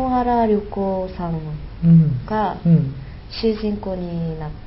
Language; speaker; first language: Japanese; non-native, fluent; Korean